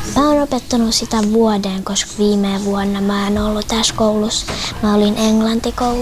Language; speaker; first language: Finnish; early bilingual, other home language; Russian